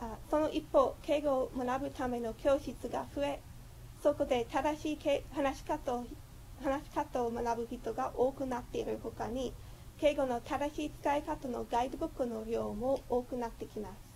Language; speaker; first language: Japanese; non-native, fluent; English